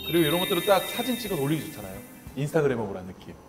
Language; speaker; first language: Korean; native; Korean